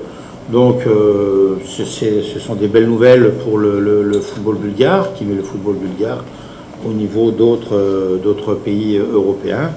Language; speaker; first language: French; native; French